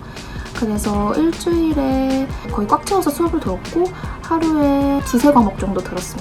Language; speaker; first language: Korean; native; Korean